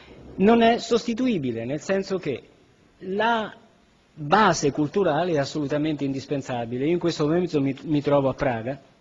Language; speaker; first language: Italian; native; Italian